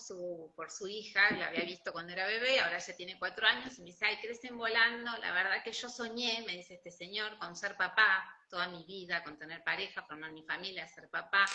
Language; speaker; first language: Spanish; native; Spanish